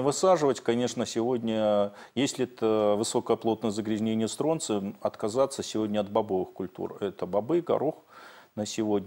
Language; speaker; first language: Russian; native; Russian